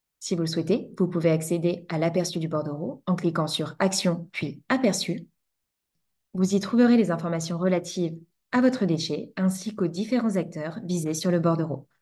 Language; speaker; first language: French; native; French